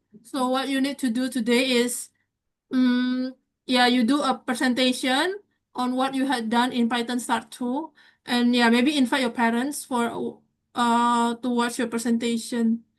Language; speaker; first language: English; non-native, fluent; Indonesian